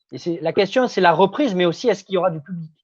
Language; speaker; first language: French; native; French